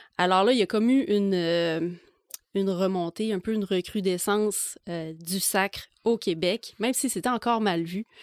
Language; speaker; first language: French; native; French